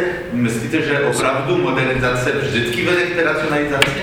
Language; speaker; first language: Czech; non-native, fluent; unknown